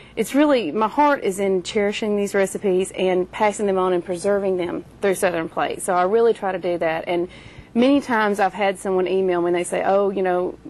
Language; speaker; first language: English; native; English